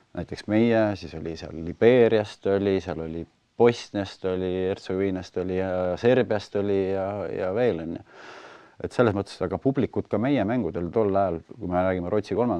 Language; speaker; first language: Estonian; native; Estonian